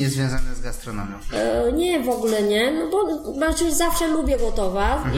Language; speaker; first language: Polish; non-native, fluent; Vietnamese